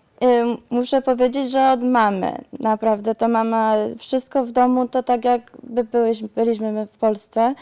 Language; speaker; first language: Polish; early bilingual, heritage; Polish